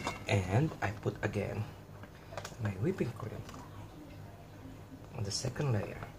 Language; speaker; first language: English; non-native, local second language; Filipino